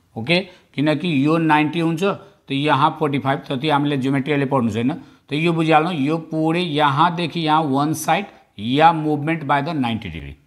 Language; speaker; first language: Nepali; non-native, local second language; Bhojpuri